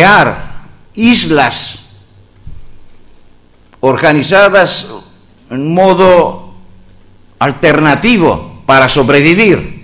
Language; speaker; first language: Spanish; non-native, learner; Greek